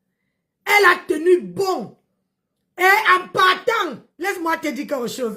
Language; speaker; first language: French; non-native, local second language; Lingala